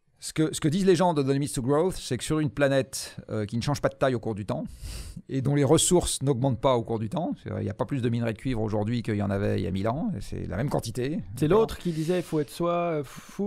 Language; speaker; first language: French; native; French